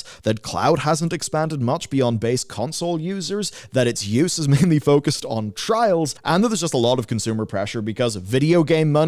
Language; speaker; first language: English; native; English